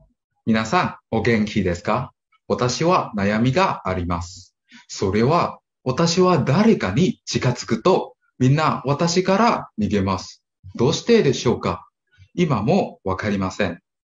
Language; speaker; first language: Japanese; non-native, learner; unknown